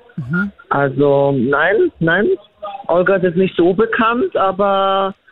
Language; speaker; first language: German; non-native, fluent; Polish